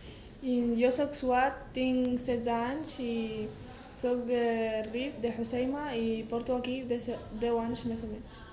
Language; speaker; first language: Catalan; early bilingual, other home language; Riffian